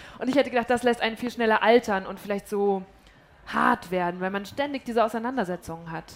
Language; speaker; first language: German; native; German